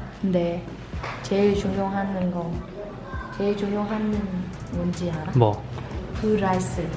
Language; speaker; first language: Korean; non-native, learner; Vietnamese